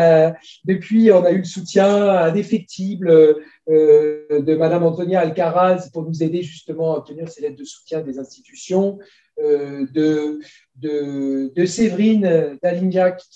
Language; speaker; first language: French; native; French